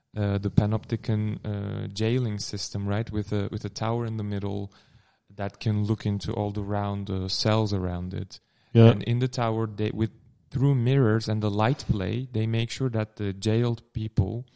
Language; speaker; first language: English; non-native, fluent; Turkish